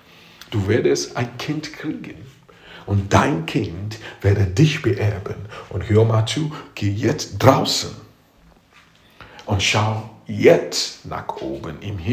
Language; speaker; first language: German; non-native, fluent; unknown